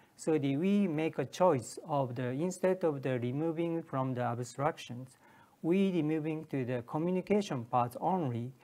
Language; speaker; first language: English; non-native, learner; Japanese